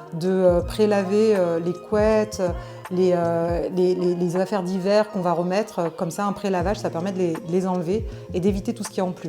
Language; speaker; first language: French; native; French